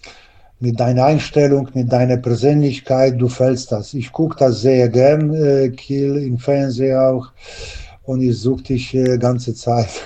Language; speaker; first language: German; non-native, learner; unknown